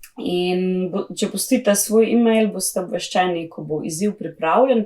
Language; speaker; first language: Slovenian; native; Slovenian